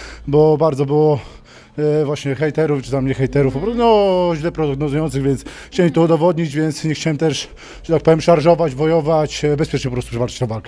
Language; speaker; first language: Polish; native; Polish